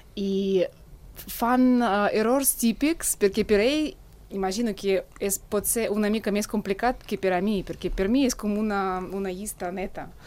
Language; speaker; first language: Catalan; non-native, fluent; Russian